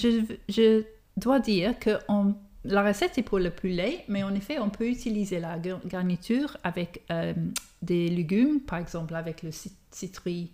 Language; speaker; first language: French; non-native, fluent; English